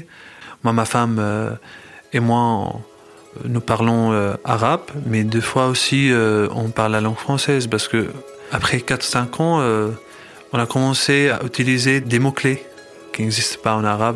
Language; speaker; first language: French; non-native, fluent; Arabic